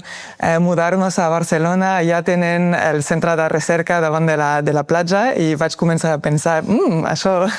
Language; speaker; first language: Catalan; non-native, fluent; French